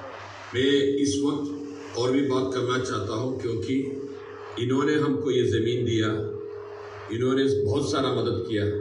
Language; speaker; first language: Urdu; non-native, local second language; Malayalam